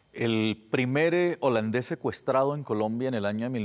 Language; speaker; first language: Spanish; native; Spanish